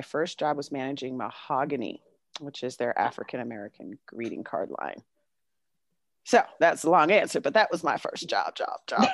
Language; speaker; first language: English; native; English